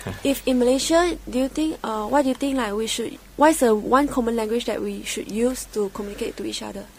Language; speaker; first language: English; non-native, local second language; Chinese